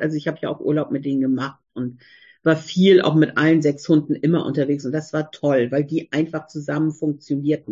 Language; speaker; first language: German; native; German